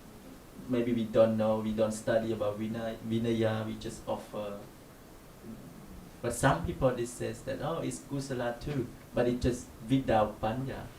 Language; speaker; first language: English; non-native, learner; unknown